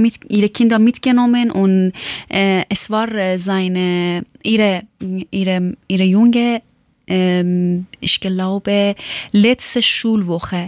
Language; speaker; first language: German; non-native, learner; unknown